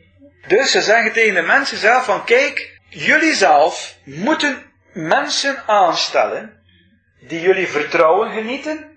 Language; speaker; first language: Dutch; native; Dutch